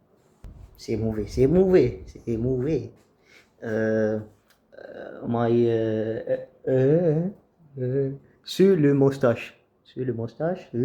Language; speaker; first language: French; non-native, learner; Arabic